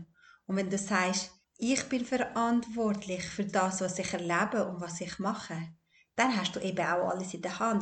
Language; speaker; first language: German; early bilingual, other home language; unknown